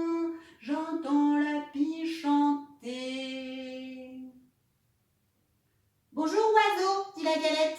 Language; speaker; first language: French; native; French